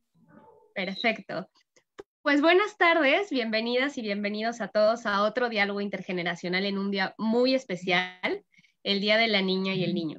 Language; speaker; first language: Spanish; native; Spanish